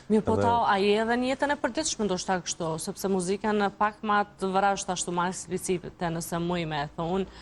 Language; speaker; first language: Albanian; native; Albanian